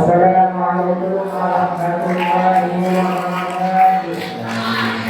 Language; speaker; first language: Arabic; non-native, learner; Indonesian